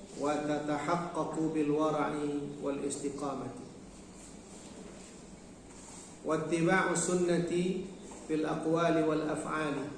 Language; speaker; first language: Arabic; non-native, fluent; Indonesian